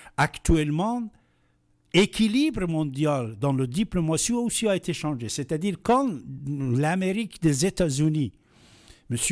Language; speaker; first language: French; non-native, fluent; Persian